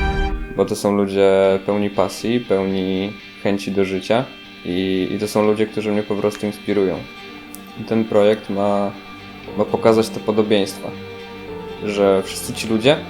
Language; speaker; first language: Polish; native; Polish